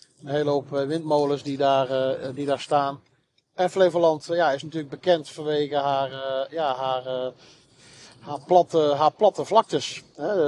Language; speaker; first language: Dutch; native; Dutch